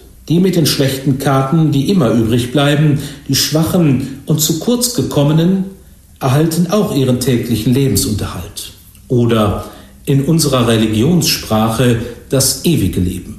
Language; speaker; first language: German; native; German